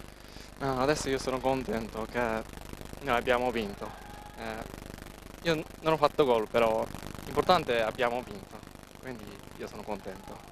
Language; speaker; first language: Italian; non-native, learner; Japanese